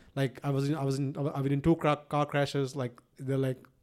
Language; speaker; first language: English; non-native, local second language; Sinhala